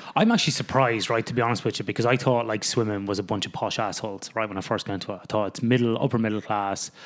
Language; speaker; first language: English; native; English